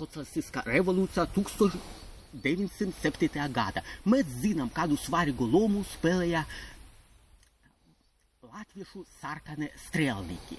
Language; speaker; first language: Latvian; non-native, local second language; Russian